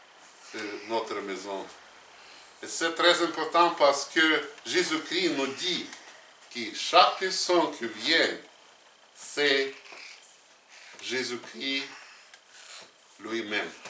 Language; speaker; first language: French; non-native, learner; Russian